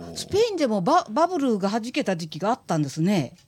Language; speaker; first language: Japanese; native; Japanese